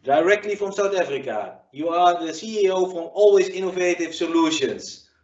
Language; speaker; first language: English; non-native, fluent; Dutch